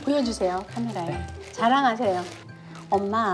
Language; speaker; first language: Korean; native; Korean